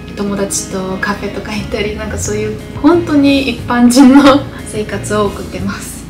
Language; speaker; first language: Japanese; non-native, fluent; Bulgarian